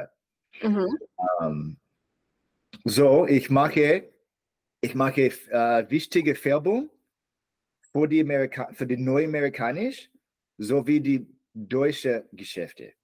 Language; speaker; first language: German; non-native, learner; English